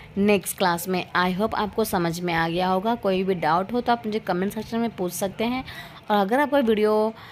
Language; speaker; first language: Hindi; native; Hindi